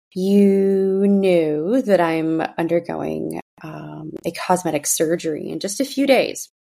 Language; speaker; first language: English; early bilingual, other home language; Russian